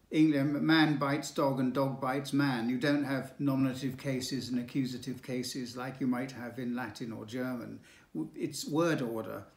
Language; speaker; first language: English; native; English